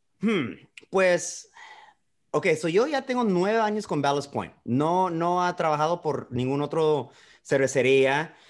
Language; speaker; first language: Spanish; early bilingual, heritage; Spanish